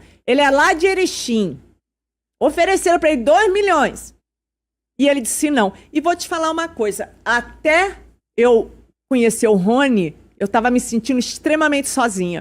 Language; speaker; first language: Portuguese; native; Portuguese